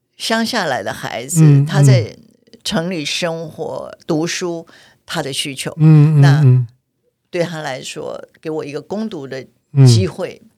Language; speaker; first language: Chinese; native; Chinese